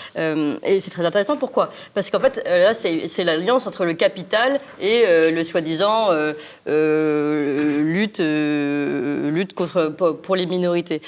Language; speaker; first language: French; native; French